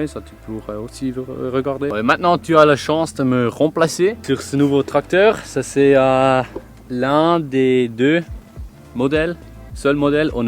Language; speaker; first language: French; non-native, fluent; German